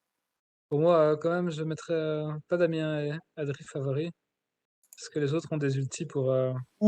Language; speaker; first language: French; native; French